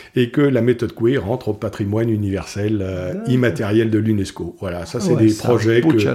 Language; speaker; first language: French; native; French